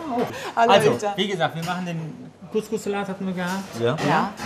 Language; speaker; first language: German; early bilingual, other home language; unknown